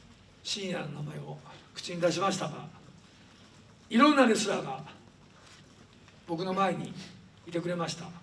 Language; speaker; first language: Japanese; native; Japanese